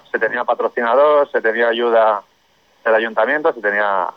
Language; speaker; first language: Spanish; non-native, local second language; Catalan